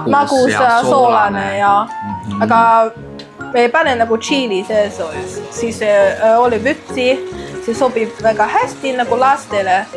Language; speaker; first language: Estonian; non-native, learner; Chinese